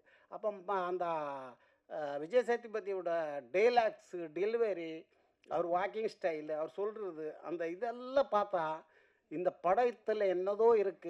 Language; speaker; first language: Tamil; non-native, learner; Malayalam